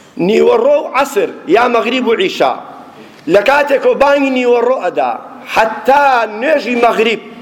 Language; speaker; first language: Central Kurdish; native; Central Kurdish